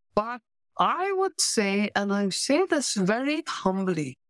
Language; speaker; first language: English; native; English